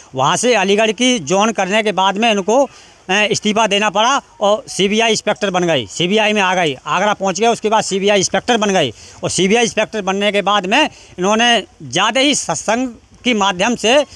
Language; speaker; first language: Hindi; native; Hindi